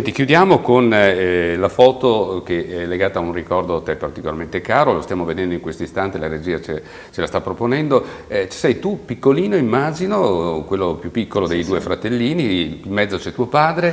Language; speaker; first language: Italian; native; Italian